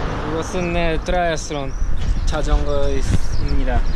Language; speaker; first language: Korean; non-native, learner; Polish